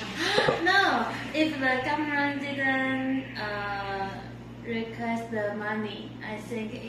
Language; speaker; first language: English; non-native, learner; Chinese